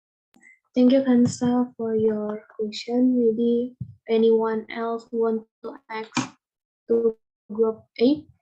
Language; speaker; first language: English; non-native, learner; Indonesian